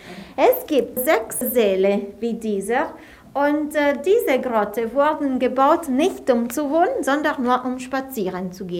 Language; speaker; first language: German; non-native, fluent; Italian